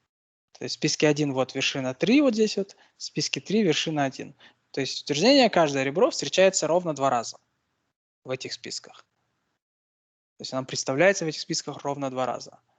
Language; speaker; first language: Russian; native; Russian